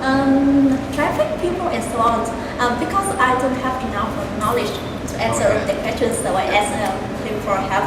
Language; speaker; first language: English; non-native, fluent; Vietnamese